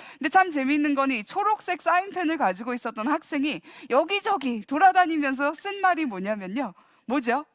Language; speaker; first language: Korean; early bilingual, heritage; Korean